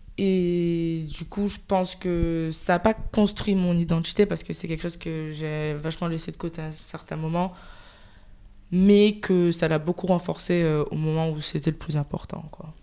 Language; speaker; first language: French; native; French